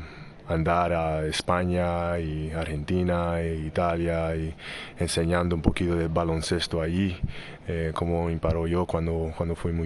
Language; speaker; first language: Spanish; non-native, learner; English